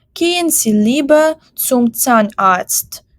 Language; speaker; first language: German; non-native, fluent; Ukrainian